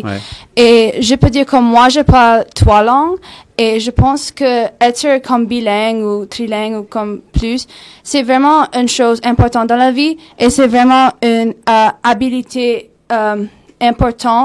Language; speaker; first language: French; non-native, local second language; English